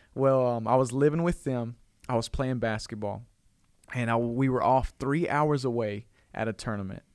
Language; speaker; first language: English; native; English